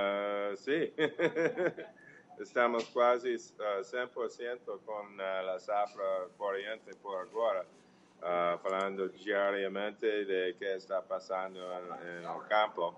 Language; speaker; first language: Portuguese; non-native, learner; English